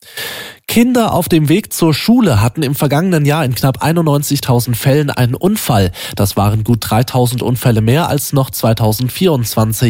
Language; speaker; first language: German; native; German